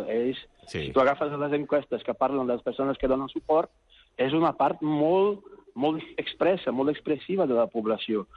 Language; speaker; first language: Catalan; non-native, fluent; Portuguese